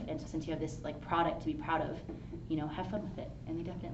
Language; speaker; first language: English; native; English